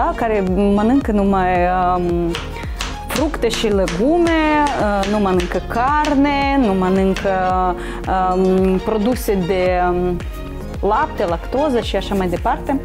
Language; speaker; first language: Romanian; non-native, local second language; Russian